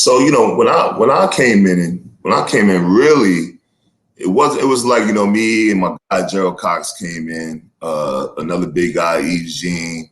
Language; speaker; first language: English; native; English